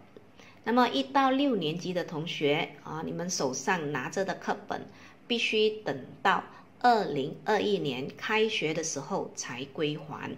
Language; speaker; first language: Chinese; native; Chinese